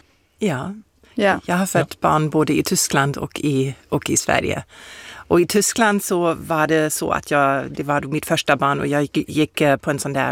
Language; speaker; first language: Swedish; non-native, fluent; German